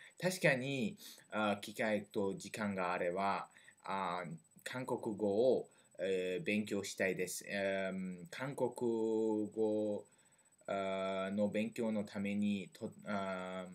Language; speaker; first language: Japanese; non-native, learner; French